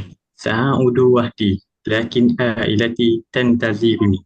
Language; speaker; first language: Arabic; non-native, learner; Malay